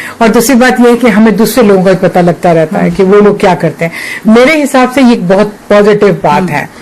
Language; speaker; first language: Urdu; native; Urdu